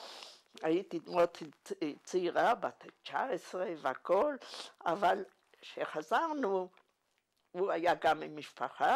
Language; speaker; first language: Hebrew; non-native, fluent; Yiddish